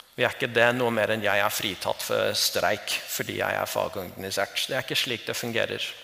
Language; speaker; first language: Norwegian; non-native, fluent; English